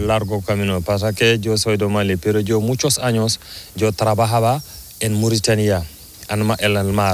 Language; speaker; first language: Spanish; non-native, learner; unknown